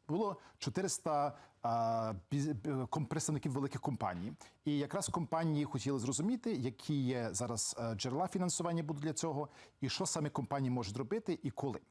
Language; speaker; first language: Ukrainian; early bilingual, heritage; Ukrainian